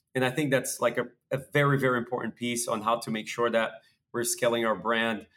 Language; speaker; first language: English; early bilingual, other home language; Portuguese